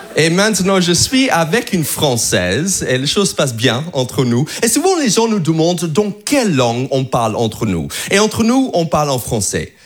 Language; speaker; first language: French; non-native, fluent; English